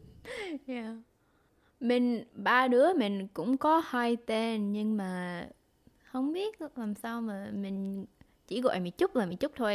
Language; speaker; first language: Vietnamese; early bilingual, heritage; Vietnamese